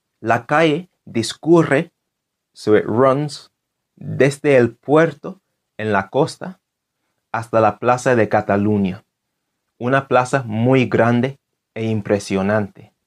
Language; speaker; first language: Spanish; non-native, fluent; English